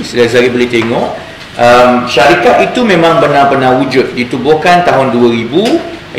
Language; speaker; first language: Malay; native; Malay